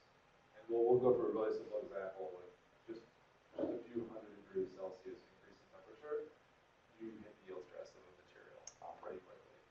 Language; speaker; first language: English; native; English